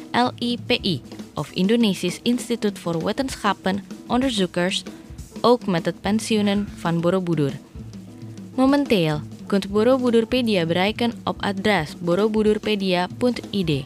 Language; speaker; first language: Dutch; non-native, learner; Indonesian